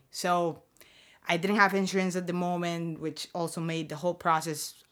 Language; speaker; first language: English; non-native, fluent; Spanish